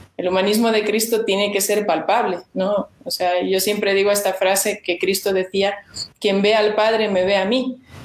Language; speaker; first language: Spanish; non-native, fluent; Portuguese